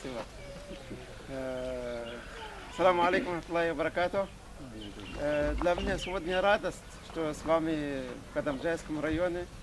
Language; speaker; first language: Russian; non-native, fluent; Arabic